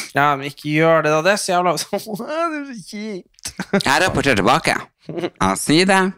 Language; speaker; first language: Norwegian; native; Norwegian